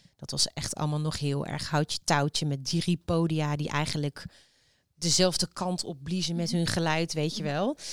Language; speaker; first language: Dutch; native; Dutch